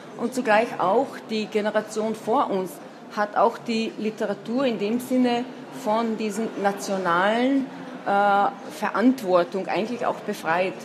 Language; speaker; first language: German; non-native, local second language; Slovenian